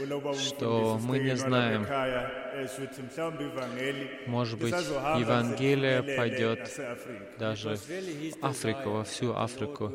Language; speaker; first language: Russian; non-native, fluent; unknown